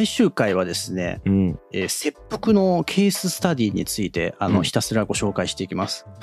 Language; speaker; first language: Japanese; native; Japanese